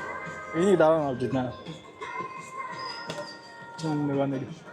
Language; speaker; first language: Swedish; early bilingual, other home language; Mongolian